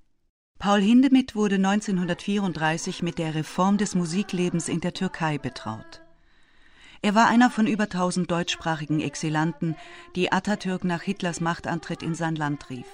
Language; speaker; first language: German; native; German